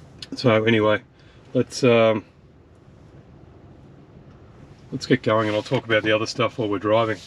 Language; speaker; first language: English; native; English